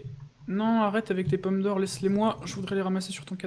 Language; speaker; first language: French; native; French